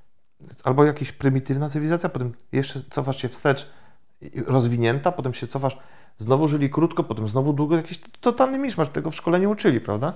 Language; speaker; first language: Polish; native; Polish